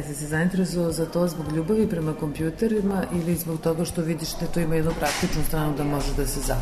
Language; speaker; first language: Serbian; native; Serbian